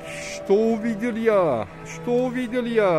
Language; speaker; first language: Russian; non-native, learner; Turkish